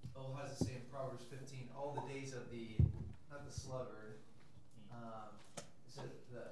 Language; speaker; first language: English; native; English